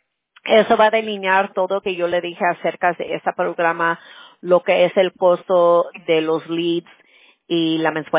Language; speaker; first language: Spanish; early bilingual, heritage; Spanish